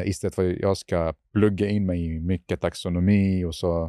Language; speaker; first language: Swedish; non-native, fluent; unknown